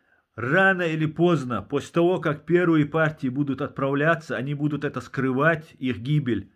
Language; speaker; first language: Russian; non-native, local second language; Chechen